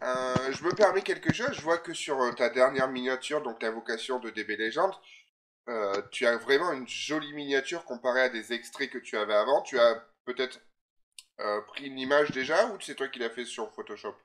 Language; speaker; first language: French; native; French